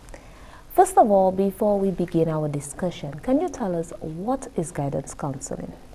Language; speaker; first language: English; native; English